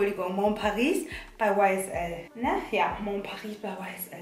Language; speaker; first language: German; native; German